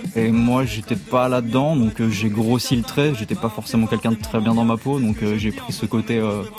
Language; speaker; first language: French; native; French